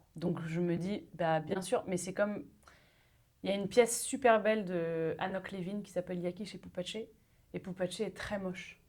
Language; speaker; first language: French; early bilingual, other home language; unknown